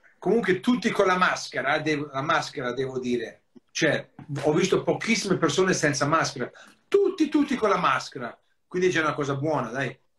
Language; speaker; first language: Italian; early bilingual, heritage; Italian